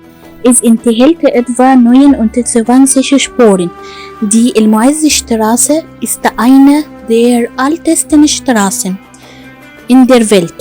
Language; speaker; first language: German; non-native, learner; Arabic